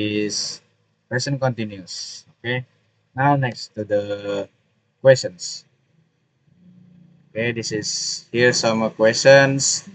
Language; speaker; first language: English; non-native, learner; Indonesian